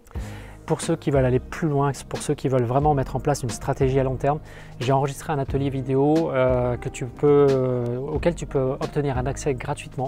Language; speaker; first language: French; native; French